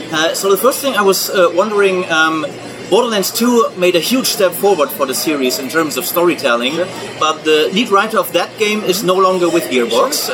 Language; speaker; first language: English; non-native, fluent; German